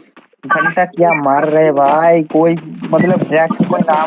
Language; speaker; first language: Hindi; non-native, local second language; Bangla